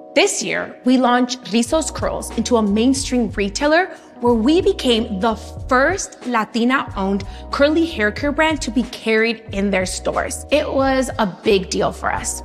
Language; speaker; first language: English; native; English